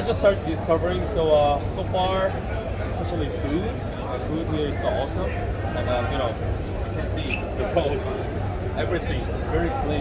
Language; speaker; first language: English; non-native, learner; Korean